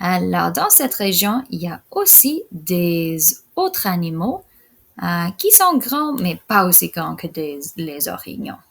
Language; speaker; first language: French; non-native, local second language; English